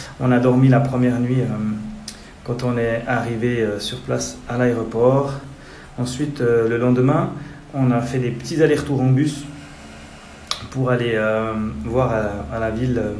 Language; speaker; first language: French; native; French